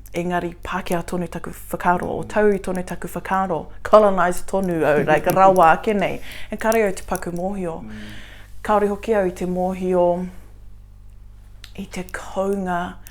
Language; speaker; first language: Māori; non-native, local second language; English